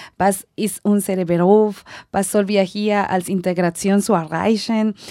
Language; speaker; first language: German; non-native, learner; Spanish